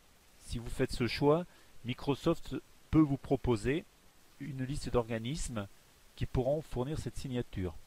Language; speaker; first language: French; native; French